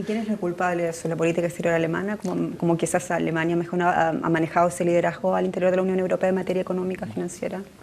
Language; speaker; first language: Spanish; native; Spanish